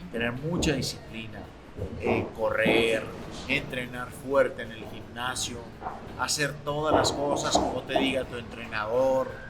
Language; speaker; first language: Spanish; native; Spanish